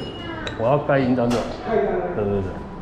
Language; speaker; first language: Chinese; native; Chinese